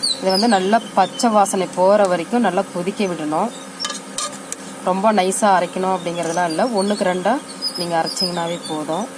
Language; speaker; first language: Tamil; native; Tamil